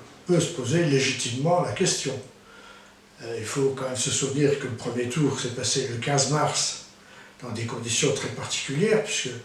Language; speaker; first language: French; native; French